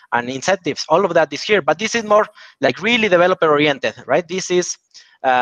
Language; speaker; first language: English; non-native, fluent; Spanish